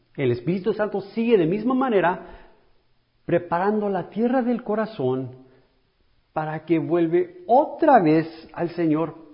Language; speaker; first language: Spanish; non-native, fluent; English